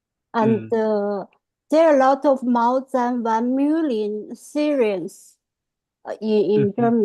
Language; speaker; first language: English; non-native, fluent; Chinese